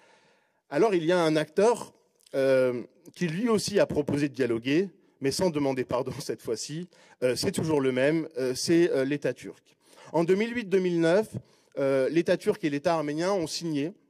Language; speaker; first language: French; native; French